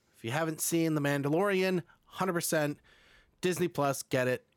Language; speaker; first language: English; native; English